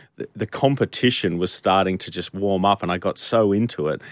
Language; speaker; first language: English; native; English